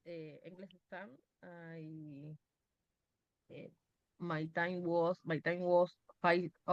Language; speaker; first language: English; non-native, learner; Spanish